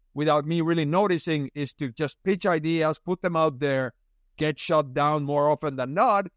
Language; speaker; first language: English; non-native, fluent; Finnish